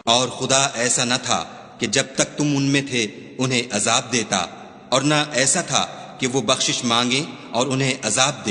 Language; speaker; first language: Urdu; native; Urdu